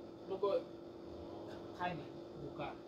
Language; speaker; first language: Chinese; non-native, learner; Indonesian